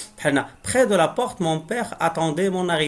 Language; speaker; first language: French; non-native, local second language; Arabic